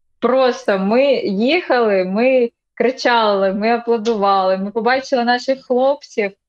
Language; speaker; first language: Ukrainian; non-native, local second language; Russian